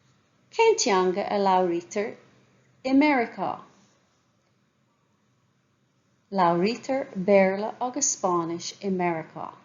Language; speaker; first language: Irish; non-native, local second language; English